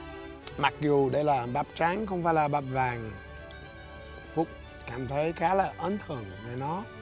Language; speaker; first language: Vietnamese; non-native, learner; English